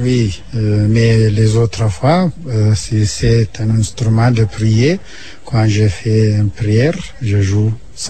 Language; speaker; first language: French; non-native, learner; Amharic